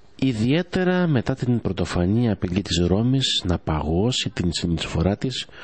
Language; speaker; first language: Greek; early bilingual, heritage; Greek